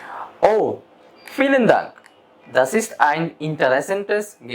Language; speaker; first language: German; non-native, fluent; Bangla